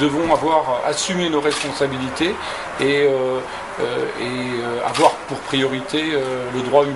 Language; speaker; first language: French; native; French